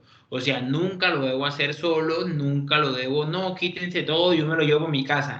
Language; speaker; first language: Spanish; native; Spanish